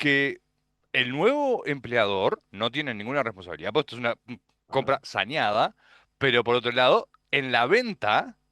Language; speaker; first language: Spanish; native; Spanish